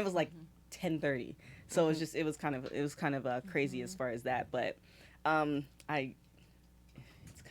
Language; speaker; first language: English; native; English